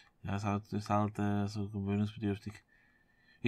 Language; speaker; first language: German; native; German